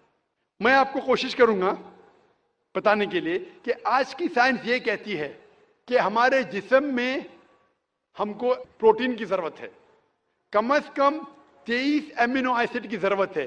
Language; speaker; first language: Hindi; native; Hindi